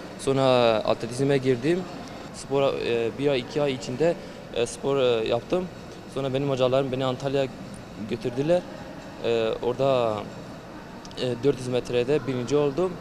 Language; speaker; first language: Turkish; non-native, local second language; Kurdish